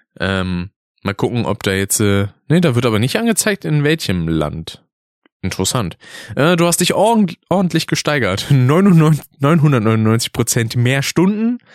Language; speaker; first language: German; native; German